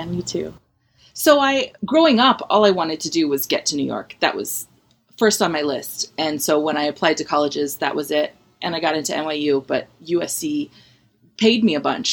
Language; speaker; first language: English; native; English